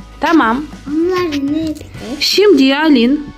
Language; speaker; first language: Turkish; non-native, learner; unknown